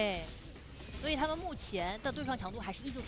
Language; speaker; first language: Chinese; native; Chinese